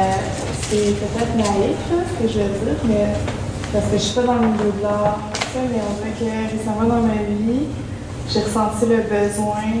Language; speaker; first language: French; native; French